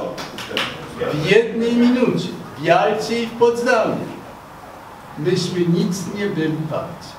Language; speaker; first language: Polish; non-native, fluent; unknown